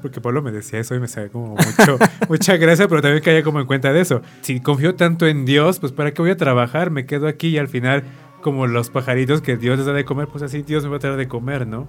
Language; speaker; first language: Spanish; native; Spanish